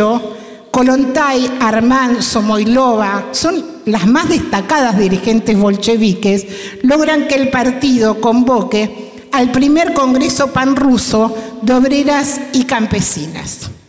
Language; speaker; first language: Spanish; native; Spanish